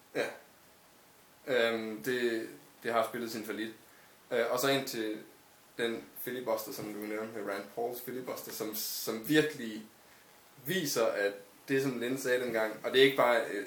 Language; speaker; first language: Danish; native; Danish